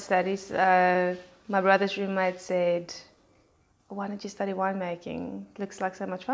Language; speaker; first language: English; non-native, local second language; Afrikaans